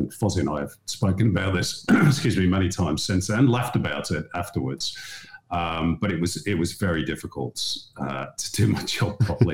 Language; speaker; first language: English; native; English